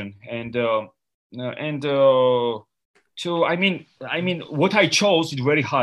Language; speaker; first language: English; non-native, fluent; Georgian